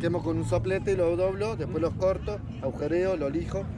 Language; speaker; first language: Spanish; native; Spanish